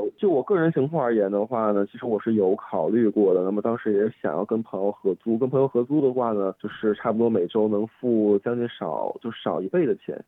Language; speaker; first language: Chinese; native; Chinese